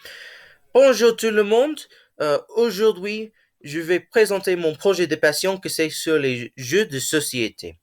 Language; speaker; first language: French; non-native, learner; English